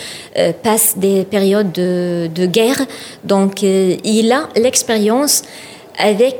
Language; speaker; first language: French; non-native, fluent; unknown